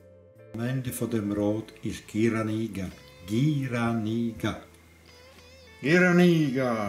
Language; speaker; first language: German; non-native, local second language; Romansh